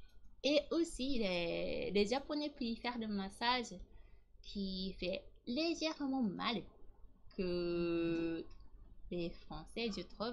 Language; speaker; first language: French; non-native, learner; Japanese